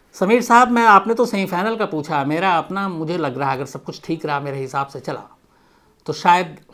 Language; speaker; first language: Hindi; native; Hindi